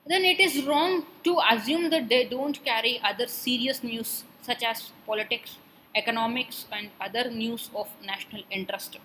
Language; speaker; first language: English; non-native, local second language; Kannada